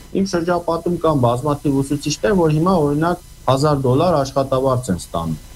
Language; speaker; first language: Armenian; native; Armenian